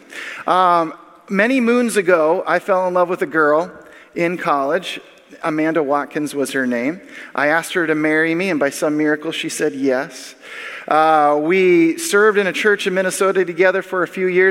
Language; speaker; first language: English; native; English